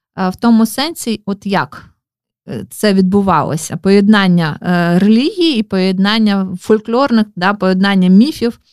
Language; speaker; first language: Ukrainian; non-native, local second language; Russian